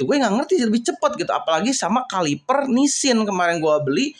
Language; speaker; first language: Indonesian; native; Indonesian